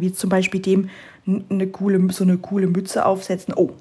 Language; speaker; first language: German; native; German